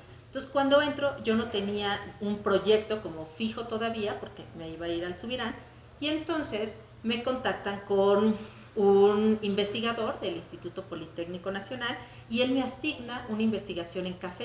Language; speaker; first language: Spanish; native; Spanish